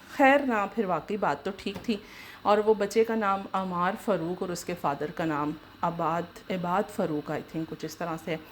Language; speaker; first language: Urdu; native; Urdu